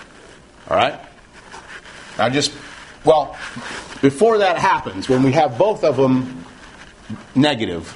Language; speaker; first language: English; native; English